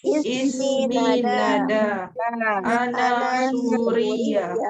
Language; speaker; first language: Arabic; non-native, learner; Indonesian